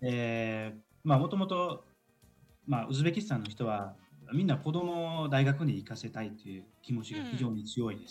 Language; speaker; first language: Japanese; non-native, fluent; Uzbek